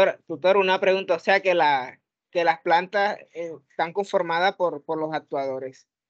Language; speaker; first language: Spanish; native; Spanish